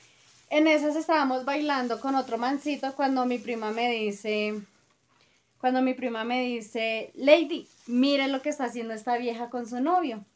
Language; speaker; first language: Spanish; native; Spanish